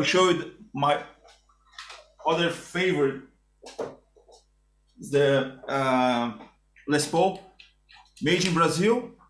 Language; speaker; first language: English; non-native, learner; Portuguese